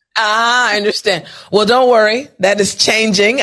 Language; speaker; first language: English; native; English